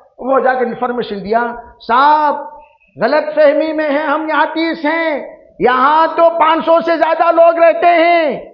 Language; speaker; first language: Urdu; native; Urdu